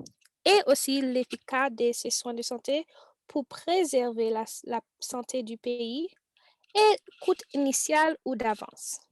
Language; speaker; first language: French; non-native, learner; English